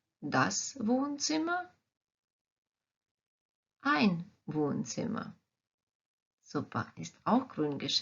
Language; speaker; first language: German; non-native, fluent; Croatian